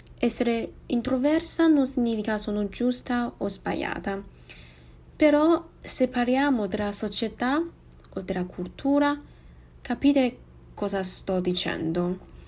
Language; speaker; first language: Italian; non-native, fluent; Chinese